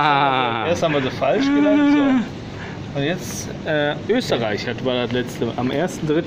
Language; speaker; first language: German; native; German